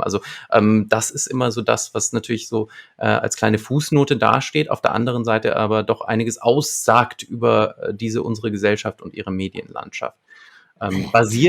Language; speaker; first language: German; native; German